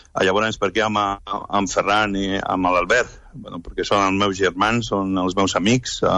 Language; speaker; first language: Catalan; non-native, local second language; Spanish